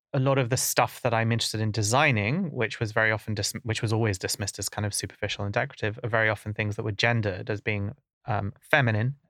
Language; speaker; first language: English; native; English